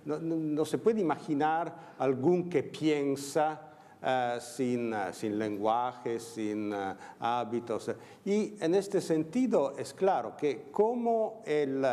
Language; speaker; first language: Spanish; non-native, learner; Italian